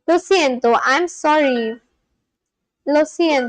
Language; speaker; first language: Spanish; non-native, learner; English